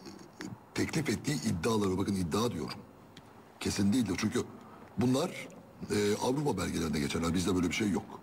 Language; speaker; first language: Turkish; native; Turkish